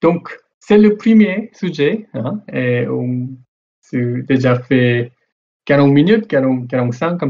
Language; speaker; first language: French; non-native, learner; Korean